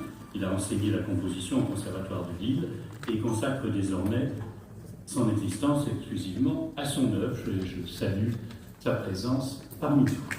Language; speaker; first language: French; native; French